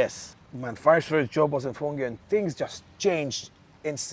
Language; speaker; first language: English; non-native, local second language; Maltese